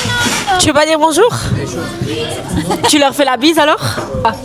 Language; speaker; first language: French; native; French